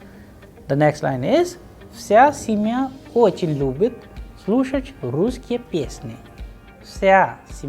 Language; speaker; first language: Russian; non-native, fluent; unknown